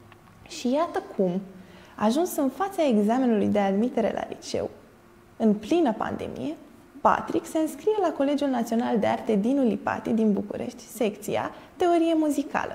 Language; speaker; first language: Romanian; native; Romanian